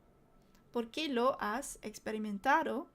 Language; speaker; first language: Spanish; non-native, learner; English